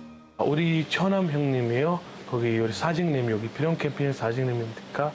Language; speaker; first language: Korean; non-native, learner; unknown